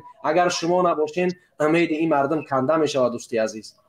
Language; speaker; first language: Persian; native; Persian